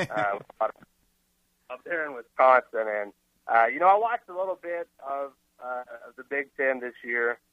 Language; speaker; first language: English; native; English